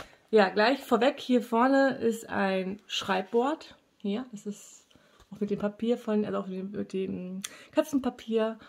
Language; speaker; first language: German; native; German